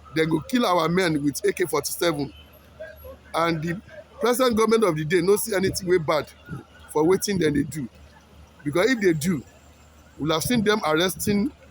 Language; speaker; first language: Nigerian Pidgin; non-native, local second language; Yoruba